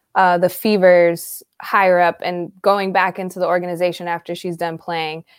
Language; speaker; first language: English; native; English